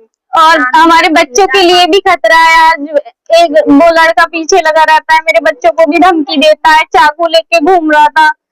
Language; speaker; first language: Hindi; native; Hindi